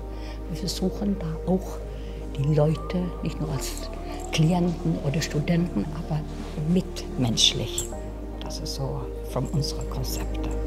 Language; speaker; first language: German; non-native, fluent; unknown